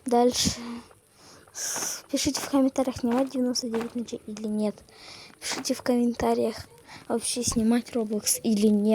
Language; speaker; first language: Russian; native; Russian